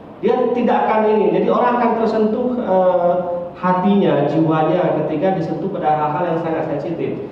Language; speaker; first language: Indonesian; non-native, local second language; Achinese